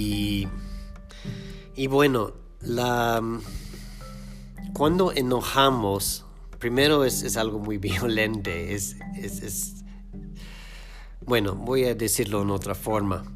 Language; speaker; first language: Spanish; non-native, fluent; English